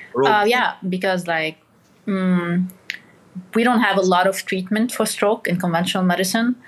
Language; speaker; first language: English; non-native, fluent; Arabic